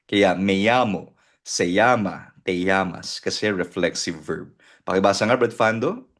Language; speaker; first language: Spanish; non-native, fluent; Filipino